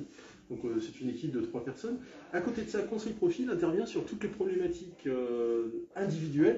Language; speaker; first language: French; native; French